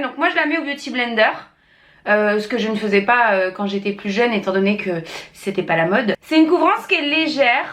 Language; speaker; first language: French; native; French